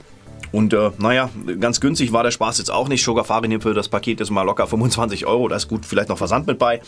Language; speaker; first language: German; native; German